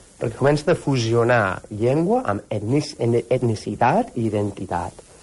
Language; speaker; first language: Catalan; non-native, fluent; English